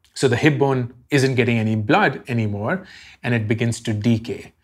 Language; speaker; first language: English; non-native, local second language; Hindi